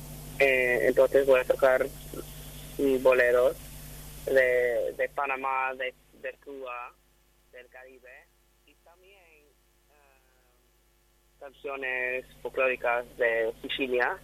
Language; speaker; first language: Spanish; non-native, fluent; English